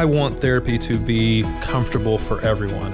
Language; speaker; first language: English; native; English